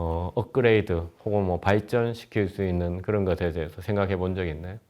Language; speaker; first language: Korean; native; Korean